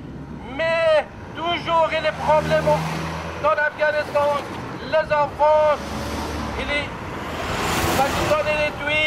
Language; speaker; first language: French; non-native, learner; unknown